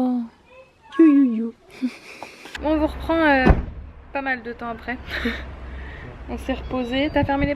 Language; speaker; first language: French; native; French